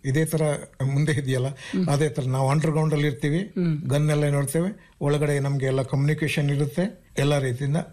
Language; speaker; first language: Kannada; non-native, local second language; Kodava